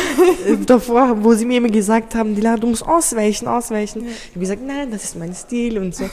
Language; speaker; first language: German; early bilingual, other home language; Turkish